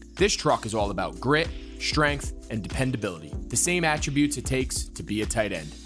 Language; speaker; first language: English; native; English